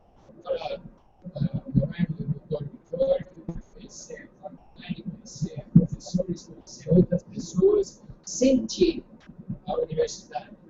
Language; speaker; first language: Portuguese; non-native, fluent; English